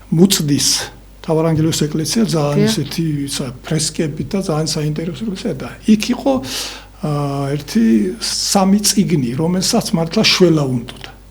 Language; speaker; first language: Georgian; non-native, local second language; Svan